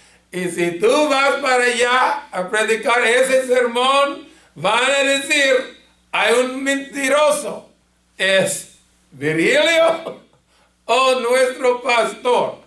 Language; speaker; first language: Spanish; non-native, fluent; English